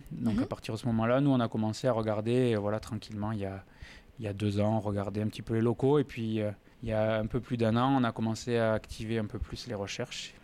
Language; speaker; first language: French; native; French